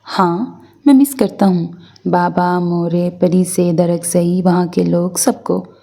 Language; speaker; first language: Urdu; native; Urdu